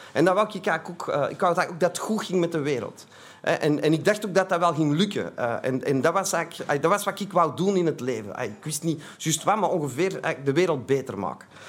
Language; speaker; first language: Dutch; native; Dutch